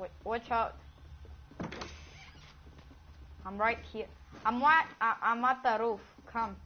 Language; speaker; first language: English; non-native, learner; Greek